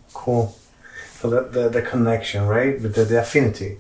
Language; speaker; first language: English; non-native, fluent; Portuguese